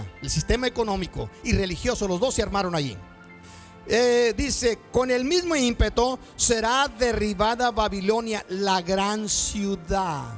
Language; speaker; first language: Spanish; native; Spanish